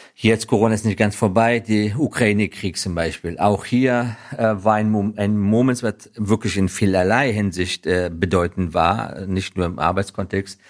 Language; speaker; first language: German; non-native, fluent; Persian